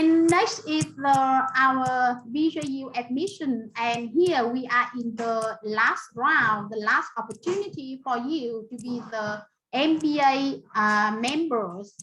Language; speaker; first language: English; non-native, fluent; Vietnamese